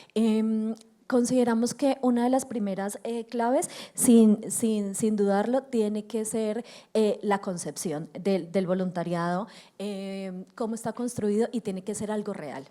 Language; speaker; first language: Spanish; native; Spanish